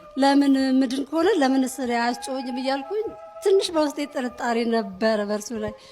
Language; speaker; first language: Amharic; native; Amharic